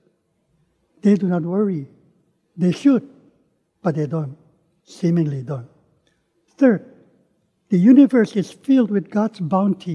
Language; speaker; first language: English; non-native, local second language; Min Nan Chinese